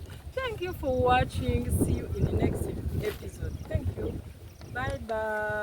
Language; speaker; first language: English; non-native, local second language; Kinyarwanda